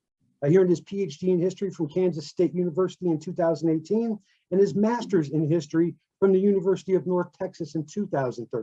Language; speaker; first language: English; native; English